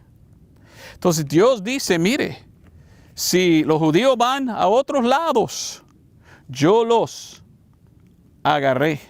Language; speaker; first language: Spanish; non-native, fluent; English